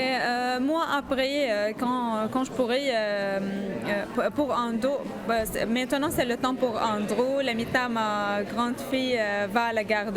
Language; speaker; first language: French; non-native, learner; Arabic